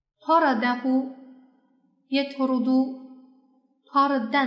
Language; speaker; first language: Arabic; non-native, fluent; Chinese